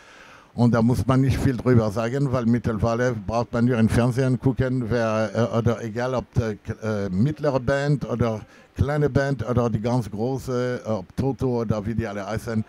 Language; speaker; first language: German; non-native, fluent; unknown